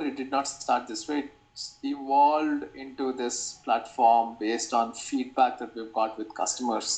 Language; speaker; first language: English; non-native, local second language; Kannada